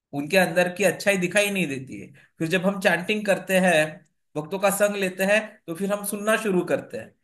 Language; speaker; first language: Hindi; non-native, local second language; Marathi